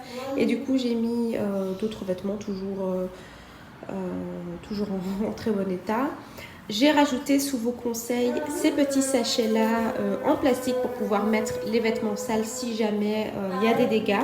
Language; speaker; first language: French; native; French